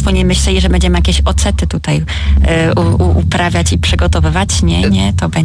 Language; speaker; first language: Polish; native; Polish